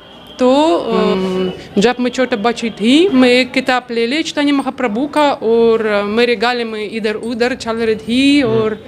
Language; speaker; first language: Hindi; non-native, learner; Russian